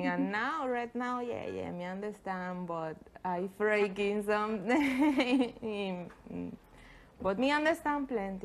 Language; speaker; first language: English; non-native, learner; Spanish